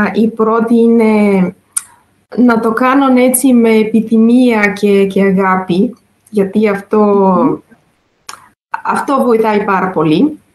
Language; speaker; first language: Greek; non-native, fluent; Bulgarian